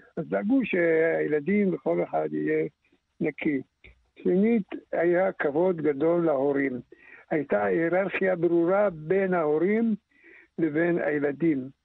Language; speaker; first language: Hebrew; early bilingual, other home language; Arabic